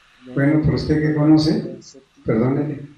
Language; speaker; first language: Spanish; native; Spanish